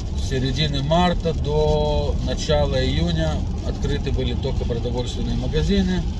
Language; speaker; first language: Russian; native; Russian